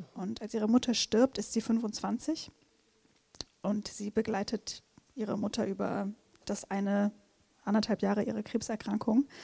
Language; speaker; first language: German; non-native, fluent; Portuguese